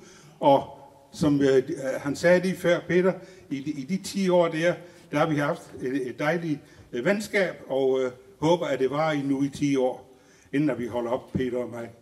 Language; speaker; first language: Danish; native; Danish